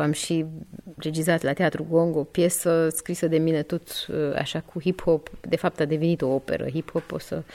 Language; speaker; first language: Romanian; non-native, local second language; Hungarian